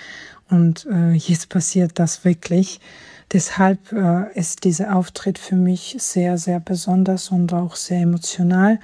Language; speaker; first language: German; non-native, fluent; Georgian